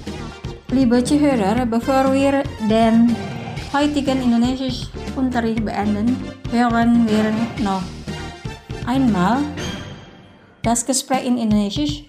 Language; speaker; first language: German; non-native, fluent; Indonesian